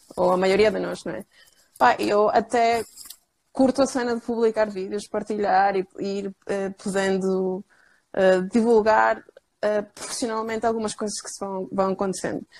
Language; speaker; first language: Portuguese; non-native, fluent; Spanish